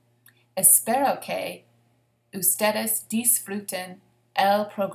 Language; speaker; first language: Spanish; non-native, fluent; English